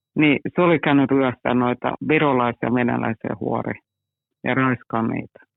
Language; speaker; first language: Finnish; native; Finnish